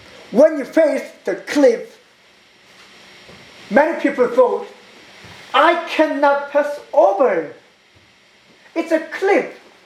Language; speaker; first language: English; non-native, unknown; Korean